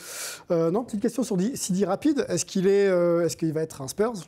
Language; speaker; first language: French; native; French